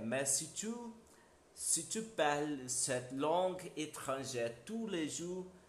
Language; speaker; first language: French; non-native, learner; Portuguese